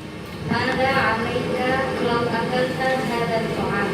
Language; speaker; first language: Arabic; non-native, fluent; Indonesian